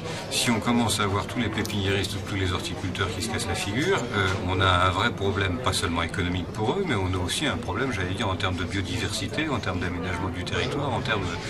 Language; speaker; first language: French; native; French